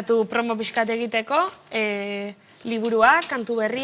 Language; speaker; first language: Basque; native; Basque